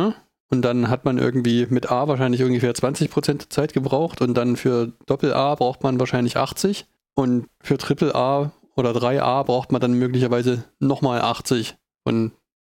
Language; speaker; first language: German; native; German